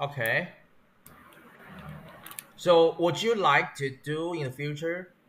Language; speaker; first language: English; non-native, learner; Chinese